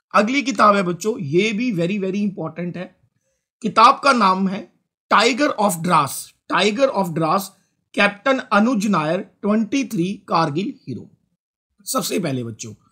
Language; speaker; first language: Hindi; non-native, local second language; Punjabi